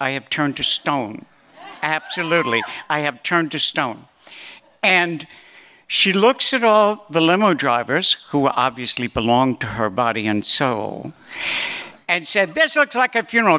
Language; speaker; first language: English; native; English